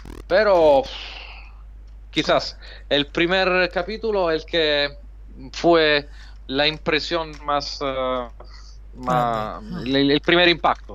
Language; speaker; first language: Spanish; non-native, fluent; Italian